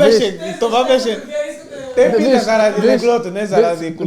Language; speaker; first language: Bulgarian; non-native, learner; Portuguese